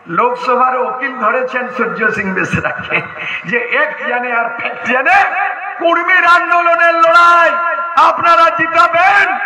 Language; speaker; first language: Bangla; non-native, local second language; Santali